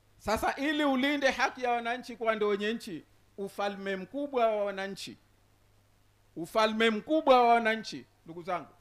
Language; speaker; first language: Swahili; native; Swahili